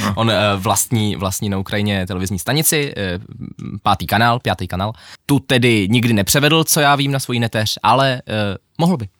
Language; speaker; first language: Czech; early bilingual, other home language; Ukrainian